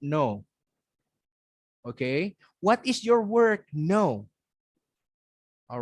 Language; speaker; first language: English; non-native, fluent; Indonesian